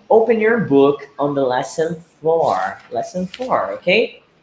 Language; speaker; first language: English; non-native, fluent; Portuguese